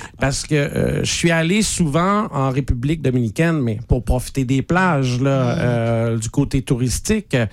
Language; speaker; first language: French; native; French